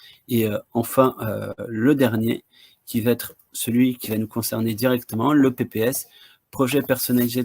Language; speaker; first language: French; native; French